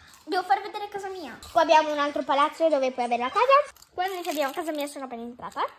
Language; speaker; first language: Italian; native; Italian